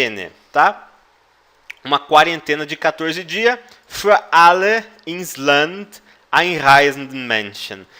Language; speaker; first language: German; non-native, fluent; Portuguese